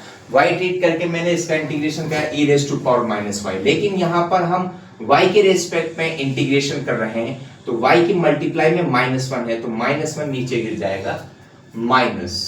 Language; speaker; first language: Hindi; native; Hindi